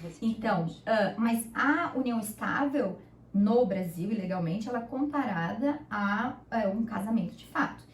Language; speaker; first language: Portuguese; native; Portuguese